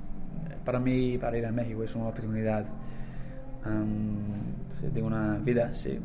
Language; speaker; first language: Spanish; non-native, learner; English